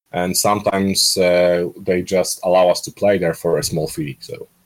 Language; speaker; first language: English; non-native, fluent; Polish